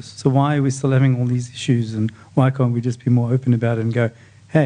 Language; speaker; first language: English; native; English